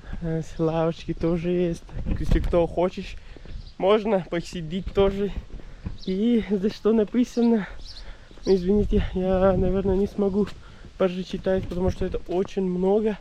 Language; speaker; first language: Russian; non-native, learner; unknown